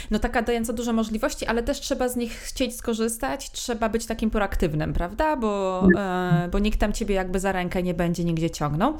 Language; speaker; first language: Polish; native; Polish